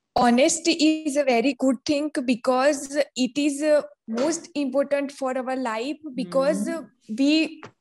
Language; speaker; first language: English; non-native, local second language; Gujarati